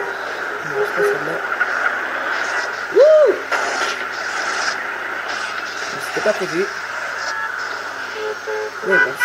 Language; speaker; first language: French; native; French